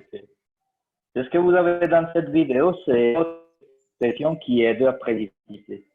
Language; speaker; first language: French; non-native, fluent; Spanish